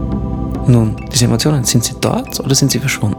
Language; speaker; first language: German; native; German